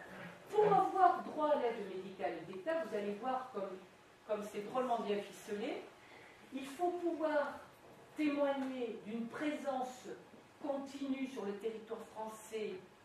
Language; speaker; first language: French; native; French